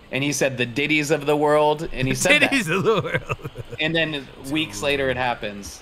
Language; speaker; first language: English; native; English